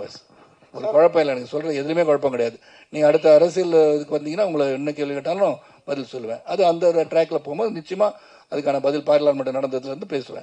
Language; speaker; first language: Tamil; native; Tamil